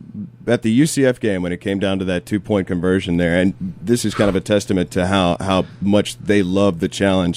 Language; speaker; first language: English; native; English